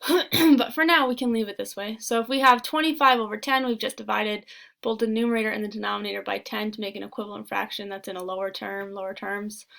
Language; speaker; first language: English; native; English